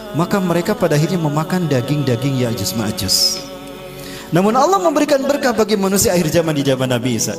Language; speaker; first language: Indonesian; native; Indonesian